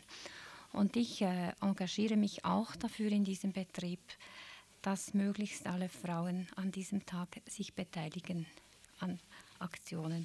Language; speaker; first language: German; native; German